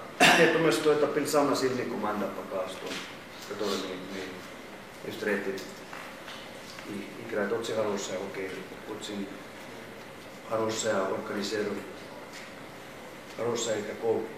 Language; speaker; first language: Russian; non-native, learner; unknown